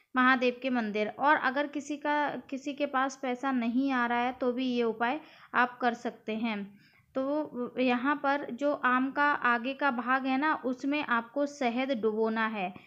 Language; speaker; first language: Hindi; native; Hindi